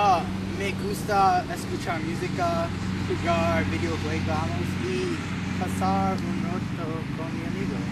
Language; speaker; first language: Spanish; non-native, learner; English